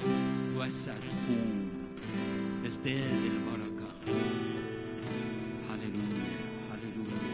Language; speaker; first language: Arabic; native; Arabic